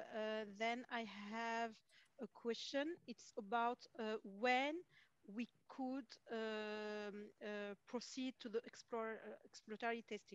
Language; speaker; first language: English; non-native, fluent; Arabic